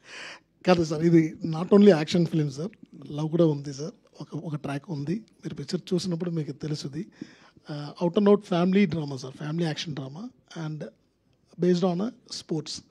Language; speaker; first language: Telugu; non-native, learner; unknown